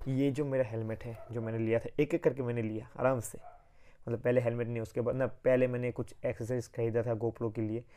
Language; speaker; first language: Hindi; non-native, local second language; Bangla